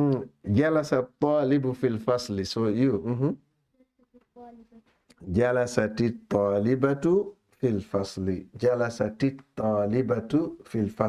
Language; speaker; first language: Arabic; non-native, fluent; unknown